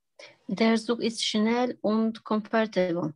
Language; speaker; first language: German; non-native, learner; Turkish